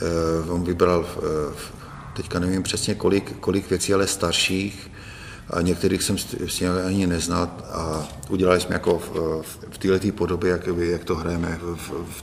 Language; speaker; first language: Czech; non-native, fluent; Hungarian